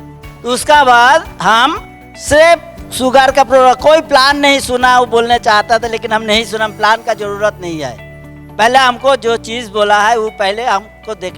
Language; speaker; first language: Hindi; non-native, local second language; Bangla